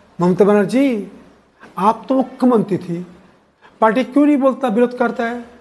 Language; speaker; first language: Hindi; non-native, local second language; Bangla